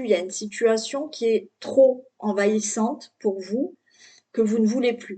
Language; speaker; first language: French; native; French